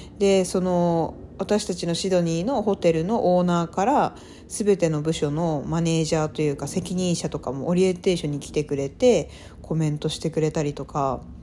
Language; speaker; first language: Japanese; native; Japanese